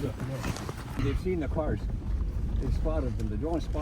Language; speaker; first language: English; native; English